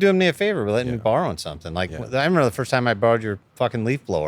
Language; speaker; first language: English; native; English